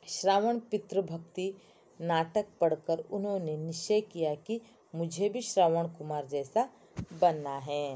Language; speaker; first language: Hindi; non-native, local second language; Kannada